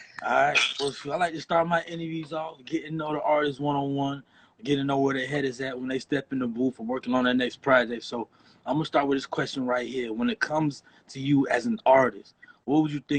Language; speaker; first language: English; native; English